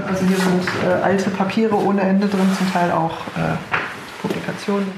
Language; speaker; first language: German; native; German